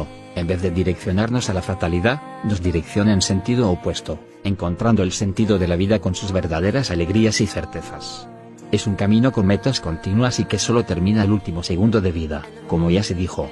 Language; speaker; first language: Spanish; native; Spanish